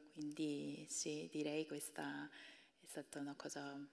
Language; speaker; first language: Italian; non-native, fluent; Korean